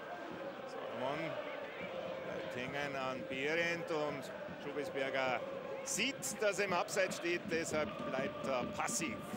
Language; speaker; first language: German; native; German